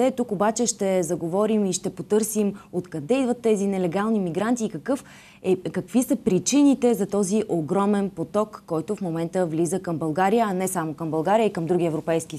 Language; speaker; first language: Bulgarian; native; Bulgarian